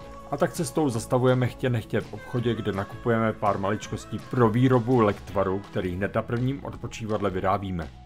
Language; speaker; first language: Czech; native; Czech